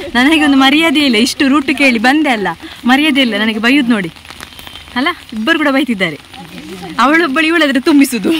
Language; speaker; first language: Kannada; non-native, local second language; Tulu